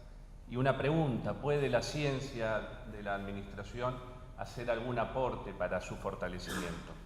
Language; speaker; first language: Spanish; native; Spanish